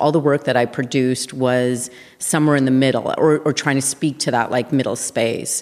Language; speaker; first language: English; native; English